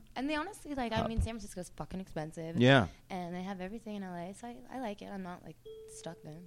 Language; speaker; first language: English; native; English